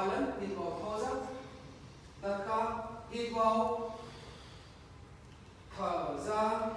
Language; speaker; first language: Vietnamese; non-native, learner; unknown